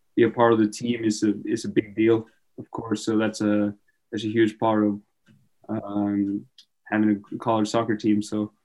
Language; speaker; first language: English; non-native, fluent; Norwegian